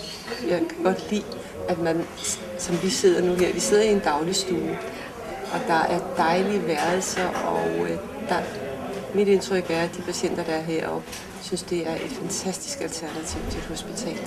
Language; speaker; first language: Danish; native; Danish